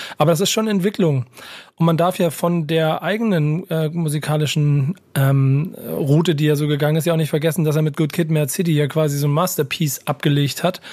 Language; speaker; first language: German; native; German